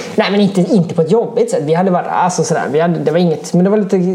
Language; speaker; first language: Swedish; native; Swedish